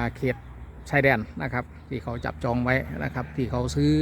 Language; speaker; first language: Thai; native; Thai